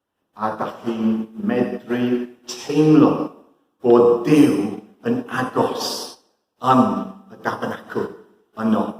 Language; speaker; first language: Welsh; non-native, fluent; English